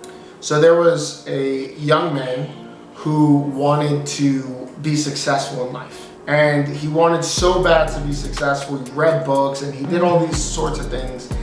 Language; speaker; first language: English; native; English